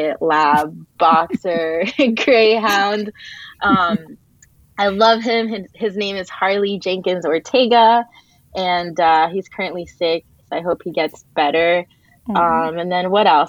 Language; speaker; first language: English; early bilingual, other home language; Spanish